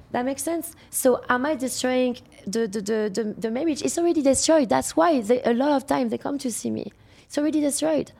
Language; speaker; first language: English; non-native, fluent; French